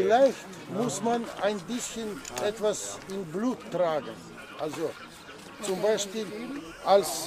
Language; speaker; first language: German; non-native, learner; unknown